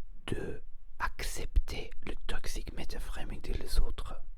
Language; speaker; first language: French; non-native, learner; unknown